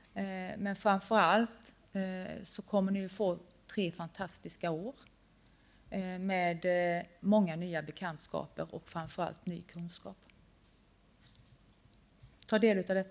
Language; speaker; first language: Swedish; native; Swedish